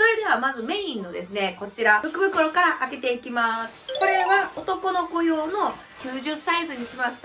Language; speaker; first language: Japanese; native; Japanese